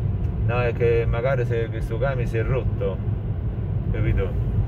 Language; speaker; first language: Italian; native; Italian